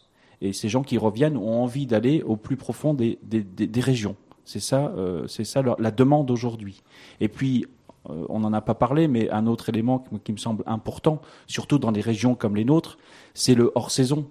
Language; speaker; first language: French; native; French